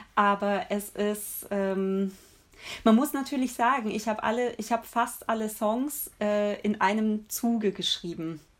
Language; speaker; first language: German; early bilingual, other home language; Polish